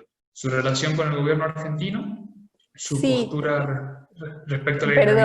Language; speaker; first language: Spanish; native; Spanish